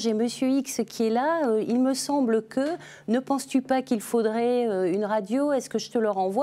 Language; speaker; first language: French; native; French